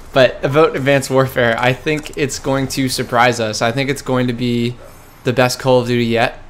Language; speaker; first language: English; native; English